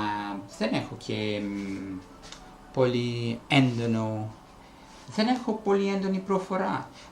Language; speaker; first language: Greek; non-native, fluent; Italian